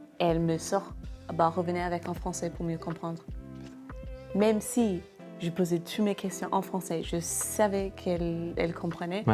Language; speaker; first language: French; non-native, fluent; English